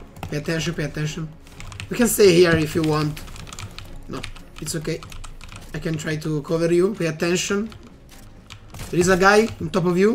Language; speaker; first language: English; non-native, fluent; Italian